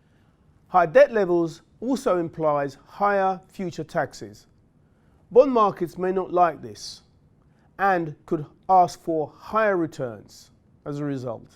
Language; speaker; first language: English; native; English